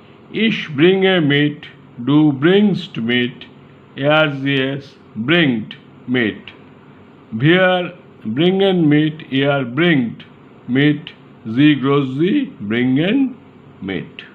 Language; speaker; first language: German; non-native, fluent; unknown